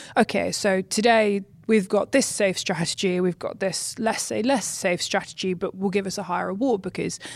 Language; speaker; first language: English; native; English